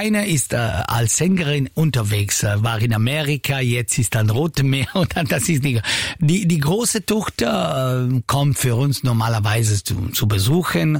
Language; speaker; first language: German; non-native, learner; Italian